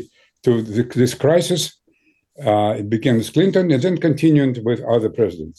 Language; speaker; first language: English; non-native, fluent; Ukrainian